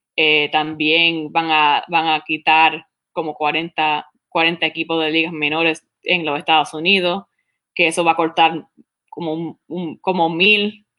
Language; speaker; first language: Spanish; early bilingual, heritage; Spanish